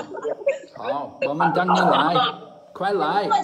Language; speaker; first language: Chinese; non-native, fluent; English